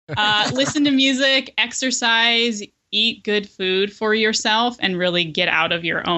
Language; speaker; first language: English; native; English